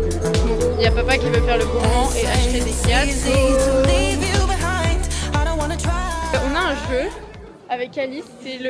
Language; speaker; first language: French; native; French